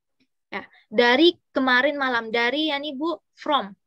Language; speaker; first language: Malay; non-native, fluent; Indonesian